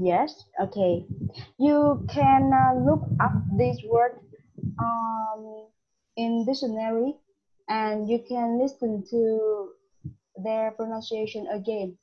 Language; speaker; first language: English; non-native, learner; Vietnamese